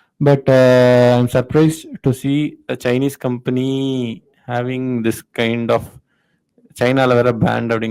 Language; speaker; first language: English; non-native, local second language; Tamil